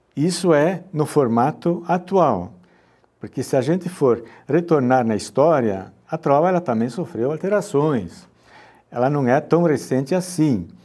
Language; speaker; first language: Portuguese; native; Portuguese